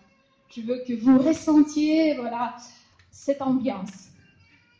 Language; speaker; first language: French; non-native, fluent; Russian